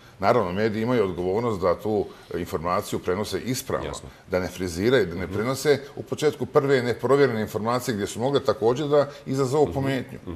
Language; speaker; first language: Bosnian; native; Bosnian